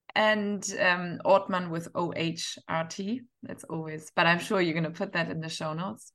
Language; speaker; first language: English; non-native, fluent; German